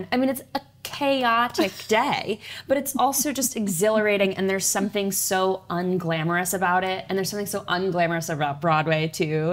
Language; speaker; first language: English; native; English